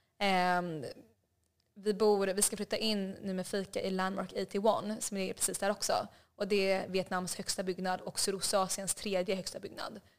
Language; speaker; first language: Swedish; native; Swedish